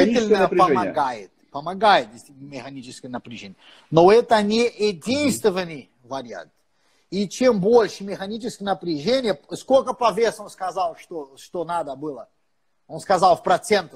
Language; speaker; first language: Russian; non-native, fluent; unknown